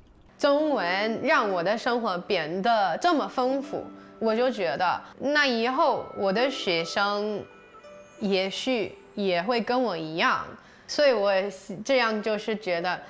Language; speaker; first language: Chinese; non-native, fluent; English